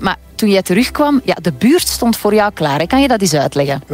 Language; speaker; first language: Dutch; native; Dutch